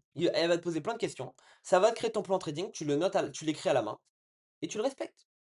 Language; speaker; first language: French; native; French